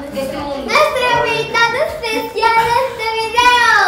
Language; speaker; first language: Spanish; native; Spanish